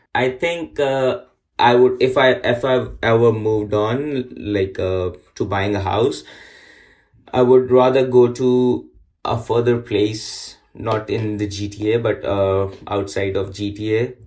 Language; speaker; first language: English; non-native, local second language; Urdu